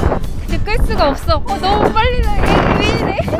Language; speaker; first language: Korean; native; Korean